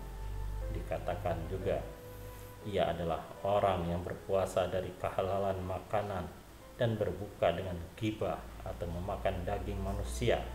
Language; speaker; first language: Indonesian; native; Indonesian